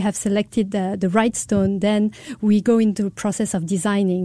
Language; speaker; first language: English; non-native, fluent; French